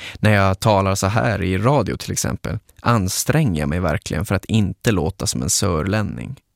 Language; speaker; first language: Swedish; native; Swedish